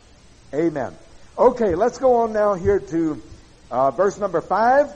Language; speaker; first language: English; native; English